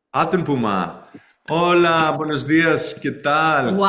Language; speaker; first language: Spanish; non-native, learner; English